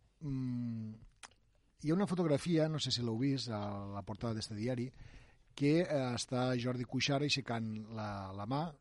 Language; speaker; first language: Catalan; native; Catalan